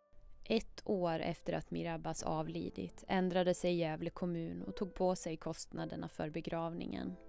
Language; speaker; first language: Swedish; native; Swedish